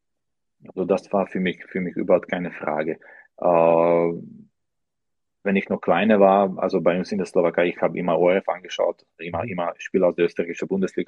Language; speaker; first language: German; non-native, learner; Slovak